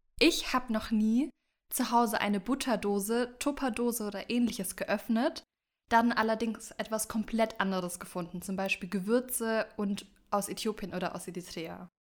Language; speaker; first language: German; early bilingual, other home language; Amharic